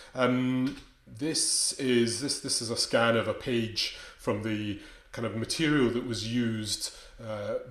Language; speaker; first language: English; native; English